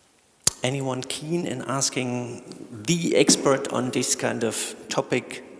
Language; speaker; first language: English; non-native, fluent; German